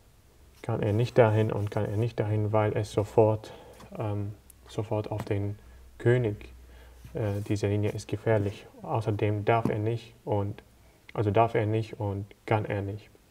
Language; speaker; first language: German; non-native, learner; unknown